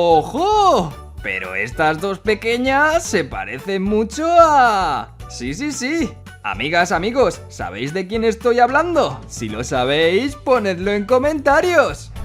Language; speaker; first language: Spanish; native; Spanish